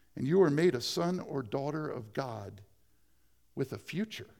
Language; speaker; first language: English; native; English